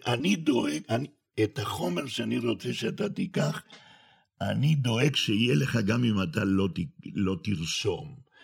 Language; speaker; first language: Hebrew; non-native, fluent; Spanish